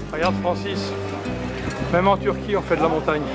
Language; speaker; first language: French; native; French